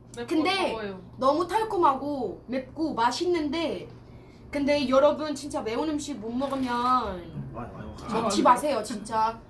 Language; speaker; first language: Korean; non-native, fluent; Arabic